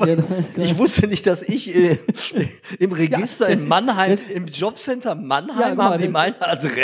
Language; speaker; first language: German; native; German